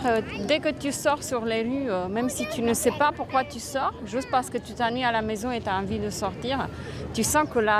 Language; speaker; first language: French; non-native, fluent; Romanian